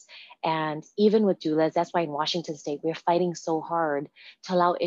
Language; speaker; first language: English; non-native, local second language; Shona